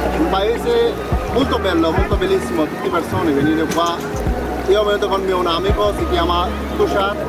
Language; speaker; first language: Italian; non-native, learner; Bangla